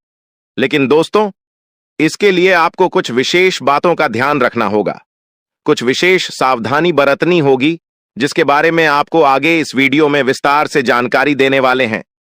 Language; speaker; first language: Hindi; non-native, local second language; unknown